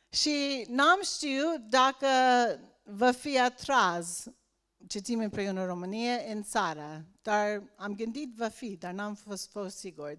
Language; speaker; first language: Romanian; non-native, learner; English